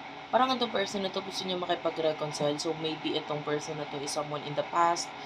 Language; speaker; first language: English; non-native, local second language; Filipino